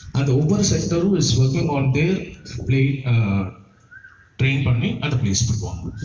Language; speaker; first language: English; non-native, local second language; Tamil